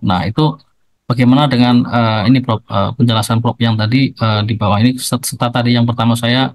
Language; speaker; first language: Indonesian; native; Indonesian